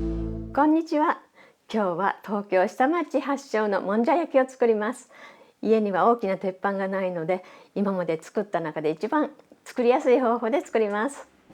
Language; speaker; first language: Japanese; native; Japanese